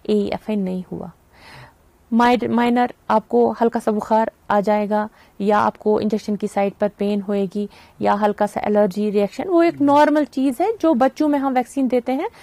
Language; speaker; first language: Hindi; non-native, local second language; Kashmiri